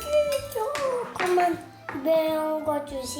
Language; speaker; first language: Korean; early bilingual, heritage; German